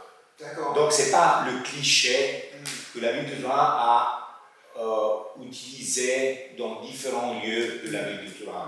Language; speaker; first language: French; non-native, fluent; Italian